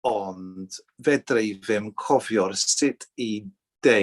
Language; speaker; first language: Welsh; non-native, learner; English